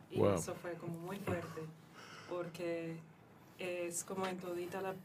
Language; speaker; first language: Spanish; early bilingual, heritage; Spanish